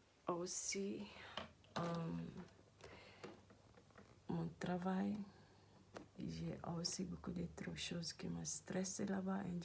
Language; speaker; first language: French; non-native, learner; Dutch